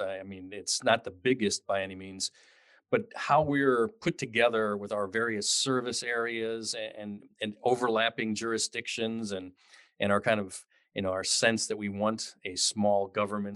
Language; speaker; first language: English; native; English